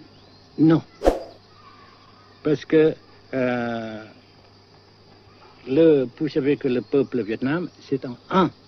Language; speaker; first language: French; non-native, fluent; Vietnamese